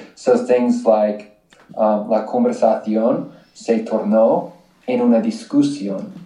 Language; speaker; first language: Spanish; non-native, fluent; English